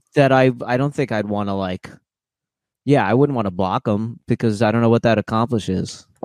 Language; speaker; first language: English; early bilingual, other home language; Russian